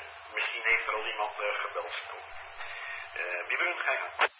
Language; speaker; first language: Dutch; native; Dutch